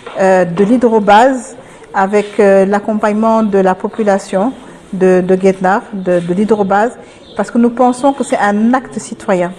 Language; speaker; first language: French; non-native, local second language; Wolof